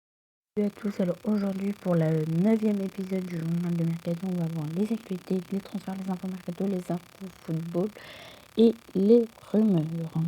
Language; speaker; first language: French; native; French